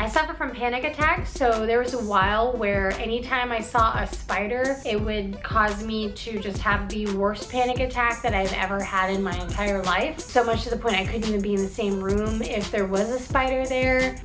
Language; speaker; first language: English; native; English